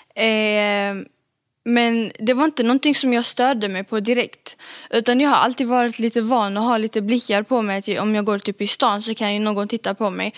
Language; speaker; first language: Swedish; early bilingual, other home language; Arabic